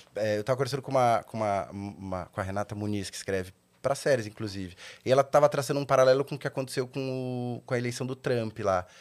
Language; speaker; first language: Portuguese; native; Portuguese